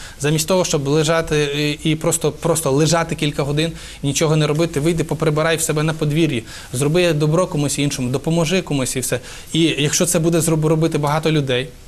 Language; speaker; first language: Ukrainian; native; Ukrainian